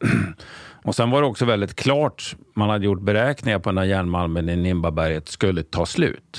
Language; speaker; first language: Swedish; native; Swedish